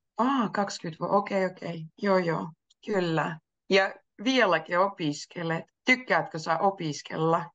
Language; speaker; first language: Finnish; native; Finnish